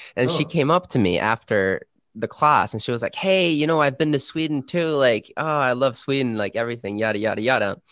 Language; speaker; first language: English; non-native, fluent; Swedish